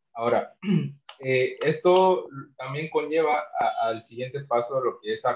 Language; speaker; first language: Spanish; non-native, local second language; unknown